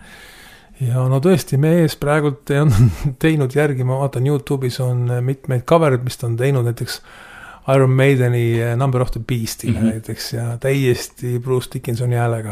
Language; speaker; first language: Estonian; native; Estonian